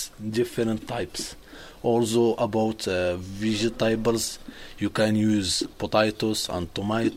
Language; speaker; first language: English; non-native, learner; Arabic